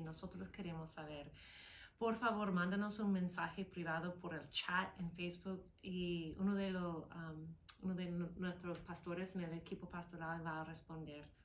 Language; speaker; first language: Spanish; non-native, fluent; English